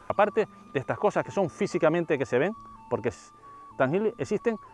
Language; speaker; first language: Spanish; native; Spanish